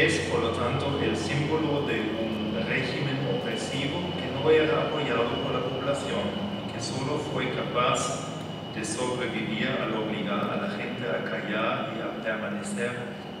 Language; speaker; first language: Spanish; non-native, fluent; German